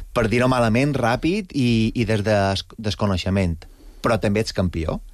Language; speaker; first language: Catalan; native; Catalan